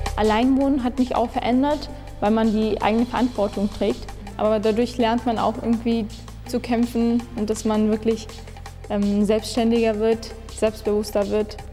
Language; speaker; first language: German; non-native, fluent; Turkish